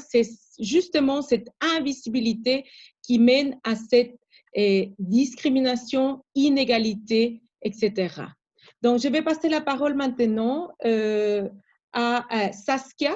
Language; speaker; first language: French; non-native, fluent; Spanish